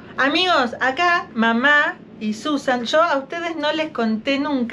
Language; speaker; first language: Spanish; native; Spanish